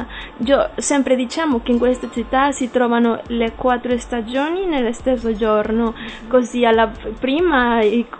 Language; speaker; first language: Italian; non-native, learner; Spanish